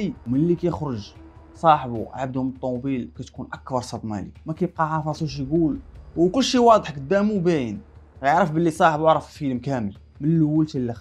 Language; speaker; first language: Arabic; native; Arabic